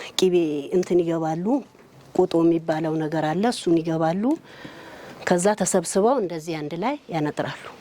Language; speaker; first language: Amharic; non-native, local second language; Sebat Bet Gurage